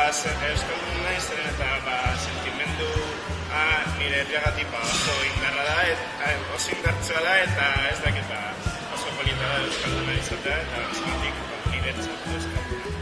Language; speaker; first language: Basque; non-native, local second language; Spanish